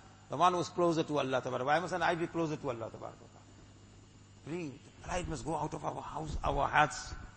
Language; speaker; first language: English; native; English